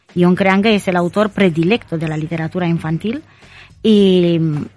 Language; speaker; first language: Spanish; non-native, fluent; Romanian